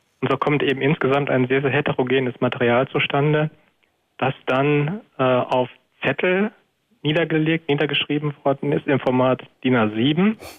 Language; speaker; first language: German; native; German